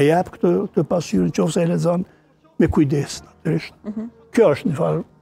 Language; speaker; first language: Albanian; native; Albanian